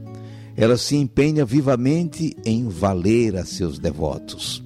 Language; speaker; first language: Portuguese; native; Portuguese